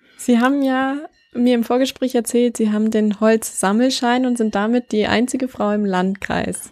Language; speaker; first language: German; native; German